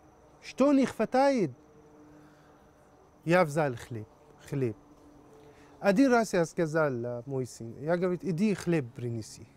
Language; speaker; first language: Russian; non-native, learner; Arabic